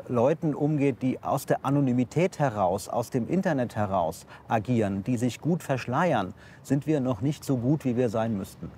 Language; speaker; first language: German; native; German